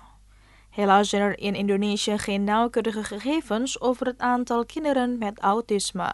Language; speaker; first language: Dutch; non-native, fluent; Indonesian